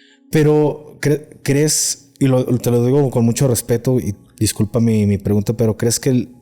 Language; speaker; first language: Spanish; native; Spanish